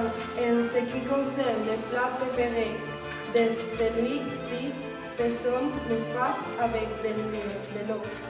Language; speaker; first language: French; non-native, learner; Spanish